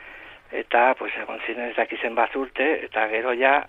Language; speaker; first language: Basque; non-native, local second language; Spanish